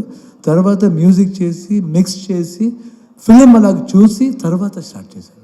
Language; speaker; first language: Telugu; non-native, learner; Kannada